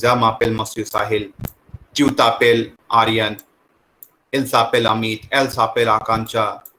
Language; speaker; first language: French; non-native, learner; Hindi